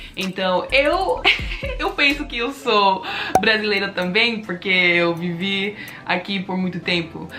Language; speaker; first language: Portuguese; non-native, learner; English